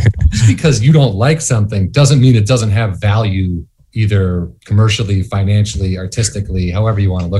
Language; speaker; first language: English; native; English